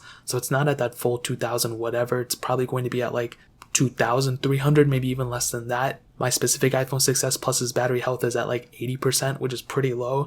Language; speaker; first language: English; native; English